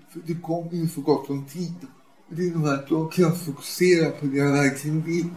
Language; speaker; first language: Swedish; native; Swedish